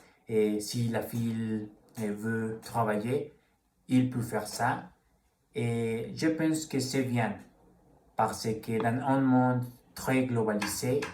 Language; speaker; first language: French; non-native, learner; Spanish